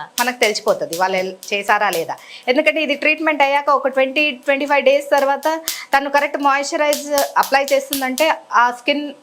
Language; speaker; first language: Telugu; non-native, local second language; Bangla